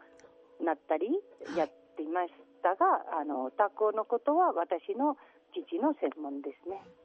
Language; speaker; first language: Japanese; non-native, learner; Catalan